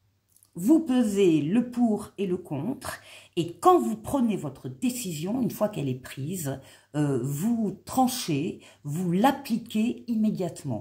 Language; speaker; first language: French; native; French